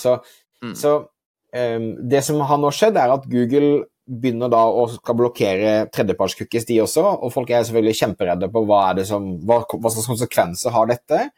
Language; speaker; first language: Norwegian; native; Norwegian